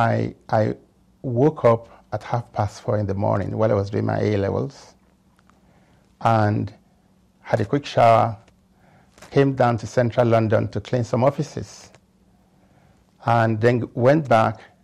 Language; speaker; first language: English; non-native, local second language; Yoruba